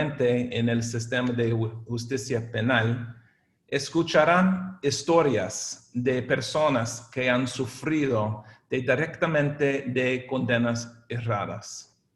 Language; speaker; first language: Spanish; non-native, fluent; English